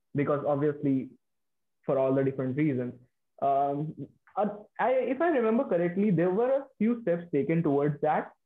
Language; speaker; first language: English; non-native, local second language; Hindi